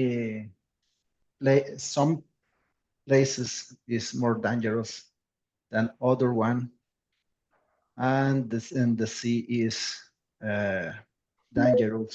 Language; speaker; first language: English; non-native, learner; Spanish